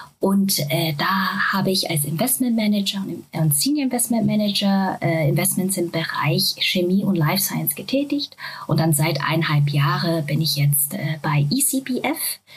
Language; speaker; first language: German; non-native, fluent; Japanese